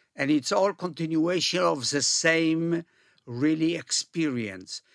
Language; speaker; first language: English; non-native, fluent; Polish